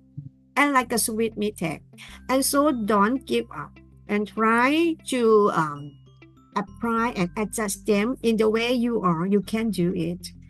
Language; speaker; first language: English; non-native, learner; Thai